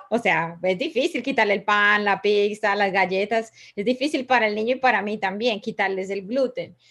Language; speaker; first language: Spanish; native; Spanish